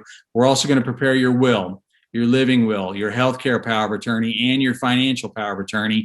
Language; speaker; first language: English; native; English